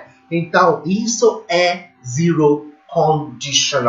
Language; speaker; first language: Portuguese; non-native, fluent; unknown